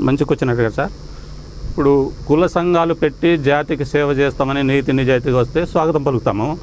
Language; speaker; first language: Telugu; non-native, local second language; Lambadi